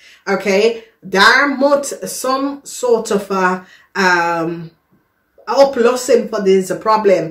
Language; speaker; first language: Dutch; non-native, learner; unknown